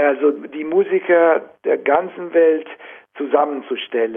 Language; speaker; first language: German; non-native, fluent; Italian